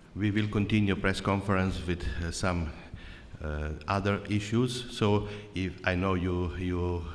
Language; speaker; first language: English; non-native, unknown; Slovenian